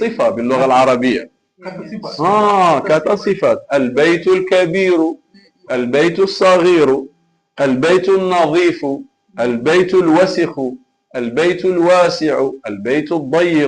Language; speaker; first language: Arabic; non-native, fluent; Malay